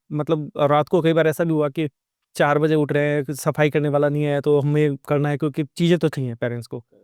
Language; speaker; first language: Hindi; native; Hindi